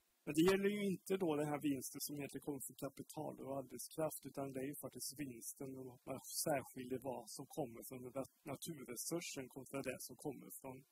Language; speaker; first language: Swedish; native; Swedish